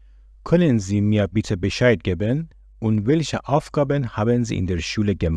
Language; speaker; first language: German; non-native, fluent; Persian